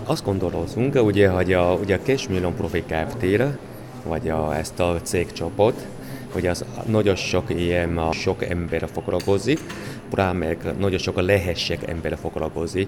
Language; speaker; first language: Hungarian; non-native, learner; Chinese